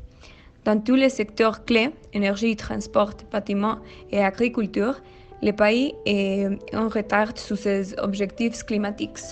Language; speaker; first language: French; non-native, learner; Spanish